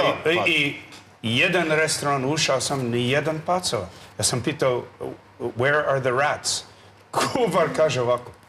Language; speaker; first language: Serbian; non-native, learner; English